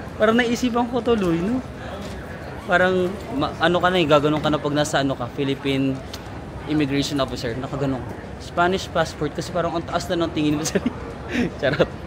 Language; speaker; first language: Filipino; non-native, local second language; Waray